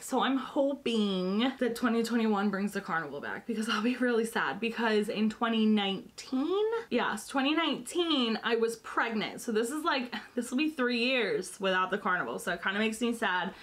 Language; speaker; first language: English; native; English